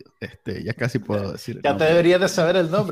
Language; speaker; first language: Spanish; native; Spanish